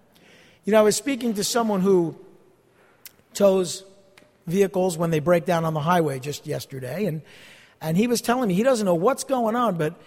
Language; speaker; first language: English; native; English